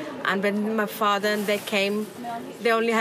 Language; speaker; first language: English; non-native, local second language; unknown